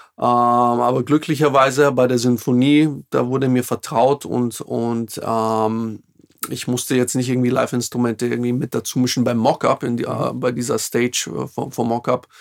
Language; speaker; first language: German; non-native, fluent; Slovak